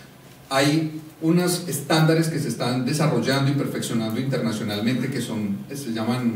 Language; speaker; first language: Spanish; native; Spanish